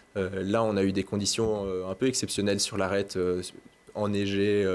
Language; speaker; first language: French; native; French